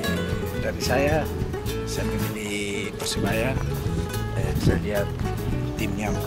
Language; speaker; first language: Indonesian; non-native, learner; Tetum